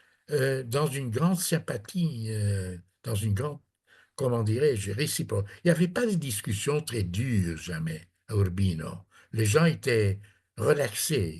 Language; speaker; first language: French; non-native, fluent; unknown